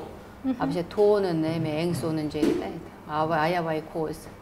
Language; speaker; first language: Kyrgyz; non-native, learner; Korean